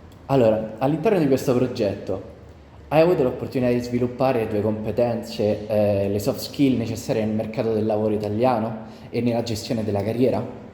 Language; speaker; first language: Italian; native; Italian